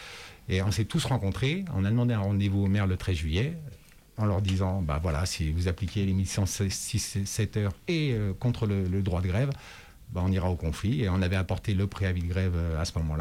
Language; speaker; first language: French; native; French